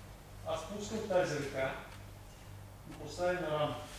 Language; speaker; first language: Bulgarian; non-native, learner; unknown